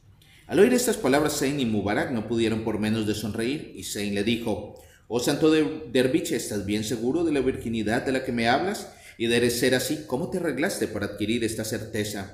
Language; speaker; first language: Spanish; native; Spanish